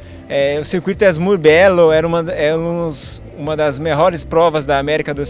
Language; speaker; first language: Spanish; non-native, learner; Portuguese